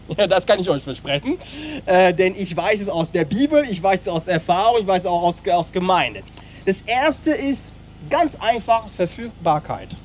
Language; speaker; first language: German; non-native, fluent; French